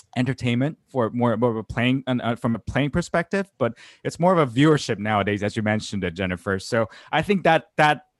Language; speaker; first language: English; non-native, fluent; Korean